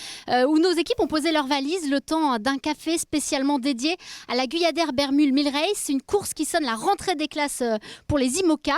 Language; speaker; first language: French; native; French